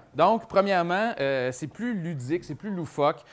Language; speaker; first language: French; native; French